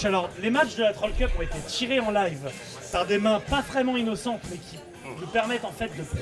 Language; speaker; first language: French; native; French